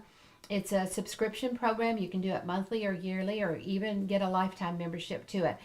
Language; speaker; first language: English; native; English